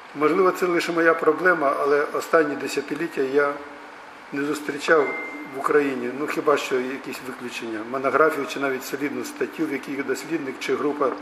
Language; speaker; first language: Ukrainian; native; Ukrainian